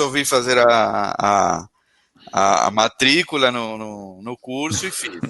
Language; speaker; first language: Portuguese; non-native, fluent; Spanish